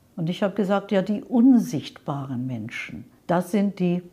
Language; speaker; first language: German; non-native, fluent; English